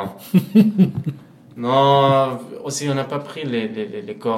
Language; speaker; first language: French; non-native, fluent; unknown